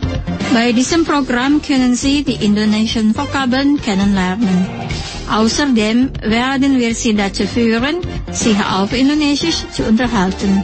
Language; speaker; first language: German; non-native, fluent; Indonesian